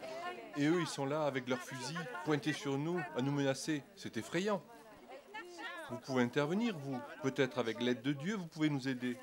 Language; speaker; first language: French; native; French